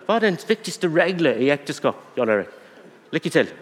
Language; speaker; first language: Norwegian; non-native, fluent; English